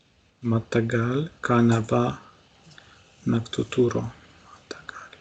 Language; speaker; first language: Filipino; non-native, learner; Russian